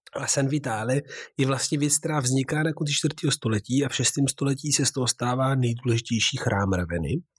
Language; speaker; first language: Czech; native; Czech